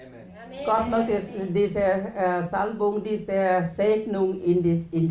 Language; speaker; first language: German; non-native, learner; Thai